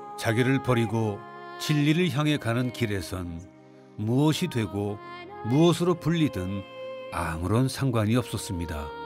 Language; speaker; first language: Korean; native; Korean